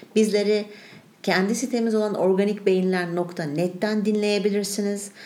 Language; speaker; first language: Turkish; native; Turkish